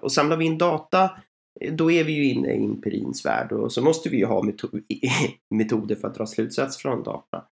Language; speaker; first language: Swedish; native; Swedish